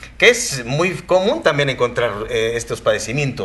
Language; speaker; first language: Spanish; native; Spanish